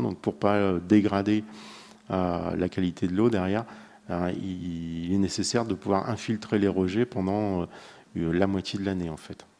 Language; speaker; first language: French; native; French